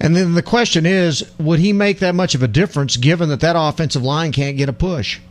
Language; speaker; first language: English; native; English